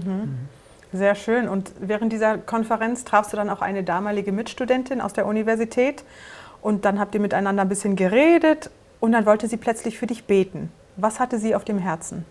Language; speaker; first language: German; native; German